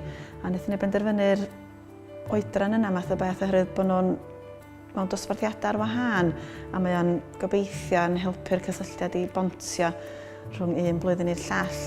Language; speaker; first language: Welsh; native; Welsh